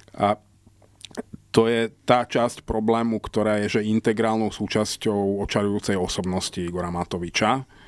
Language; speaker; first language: Slovak; non-native, local second language; Hungarian